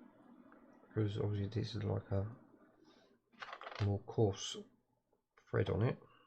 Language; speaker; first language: English; native; English